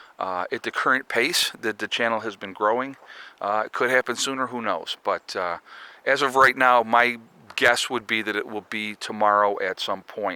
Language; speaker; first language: English; native; English